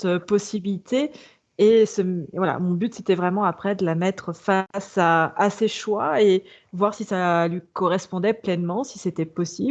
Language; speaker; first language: French; native; French